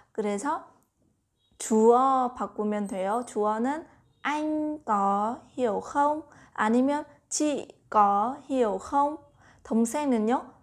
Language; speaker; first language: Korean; non-native, learner; Vietnamese